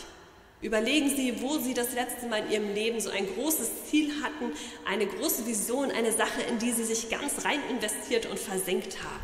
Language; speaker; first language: German; native; German